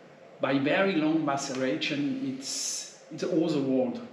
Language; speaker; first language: English; non-native, learner; French